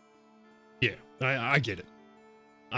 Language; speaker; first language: English; native; English